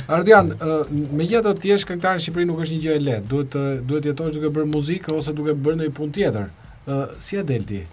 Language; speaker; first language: Albanian; native; Albanian